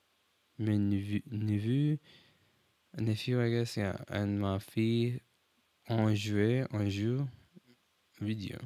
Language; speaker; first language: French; non-native, learner; English